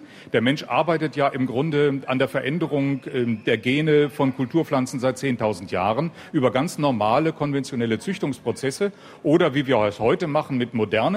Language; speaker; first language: German; native; German